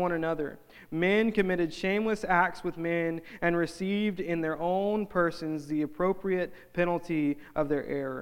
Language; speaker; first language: English; native; English